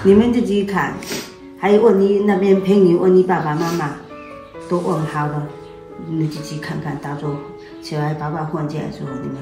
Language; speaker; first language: Chinese; native; Chinese